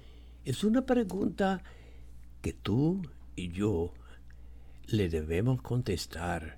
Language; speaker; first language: Spanish; non-native, fluent; English